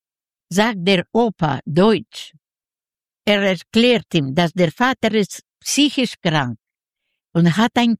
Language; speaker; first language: German; non-native, learner; Yiddish